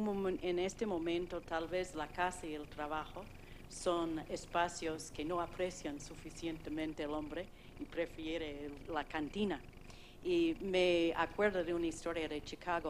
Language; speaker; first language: Spanish; non-native, fluent; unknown